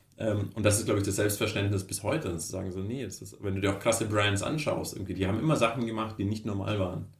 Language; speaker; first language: German; early bilingual, other home language; Russian